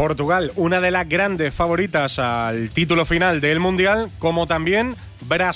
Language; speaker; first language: Spanish; native; Spanish